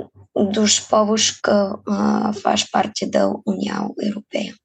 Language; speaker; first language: Portuguese; non-native, fluent; Bulgarian